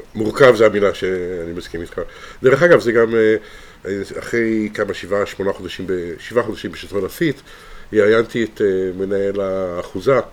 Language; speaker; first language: Hebrew; native; Hebrew